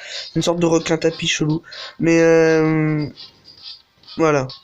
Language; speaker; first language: French; native; French